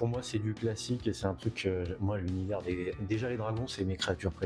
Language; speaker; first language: French; native; French